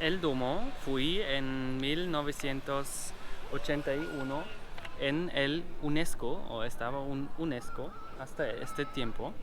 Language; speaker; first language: Spanish; non-native, learner; German